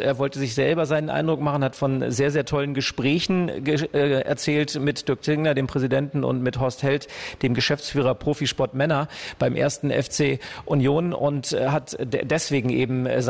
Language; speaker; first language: German; native; German